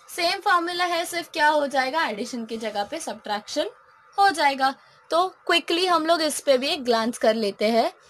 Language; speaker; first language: Hindi; non-native, local second language; Marathi